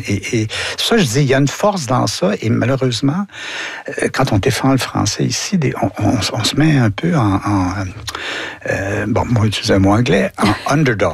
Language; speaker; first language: French; native; French